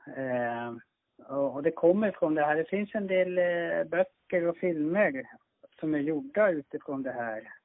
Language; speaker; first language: Swedish; early bilingual, other home language; Finnish